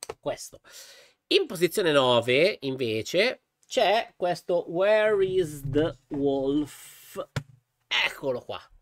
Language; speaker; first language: Italian; native; Italian